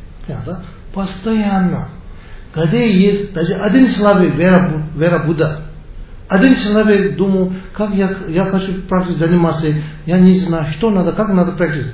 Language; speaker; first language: Russian; non-native, learner; Tibetan